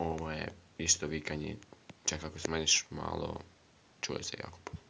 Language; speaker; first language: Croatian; early bilingual, heritage; Croatian